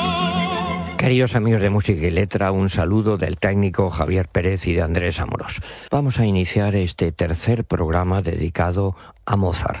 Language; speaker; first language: Spanish; native; Spanish